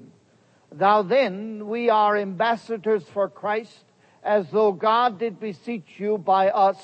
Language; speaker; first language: English; non-native, fluent; German